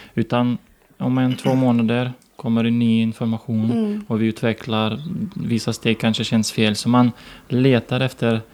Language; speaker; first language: Swedish; non-native, fluent; Ukrainian